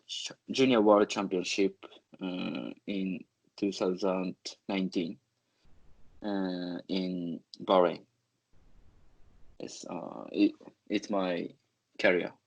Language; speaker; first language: English; non-native, learner; Japanese